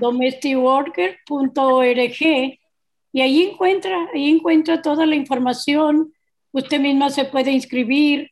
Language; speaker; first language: Spanish; native; Spanish